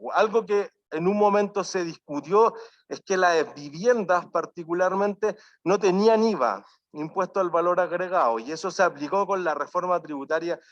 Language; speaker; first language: Spanish; native; Spanish